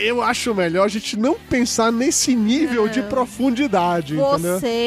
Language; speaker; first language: Portuguese; native; Portuguese